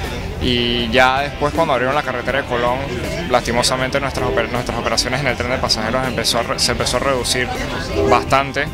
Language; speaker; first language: Spanish; native; Spanish